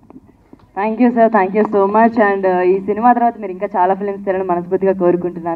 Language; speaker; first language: Telugu; native; Telugu